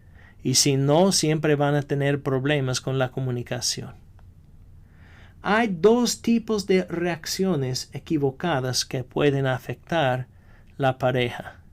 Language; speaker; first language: Spanish; non-native, fluent; English